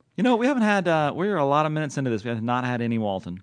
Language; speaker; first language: English; non-native, fluent; Swedish